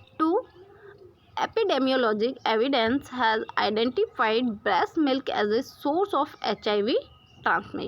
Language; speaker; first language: English; non-native, local second language; Hindi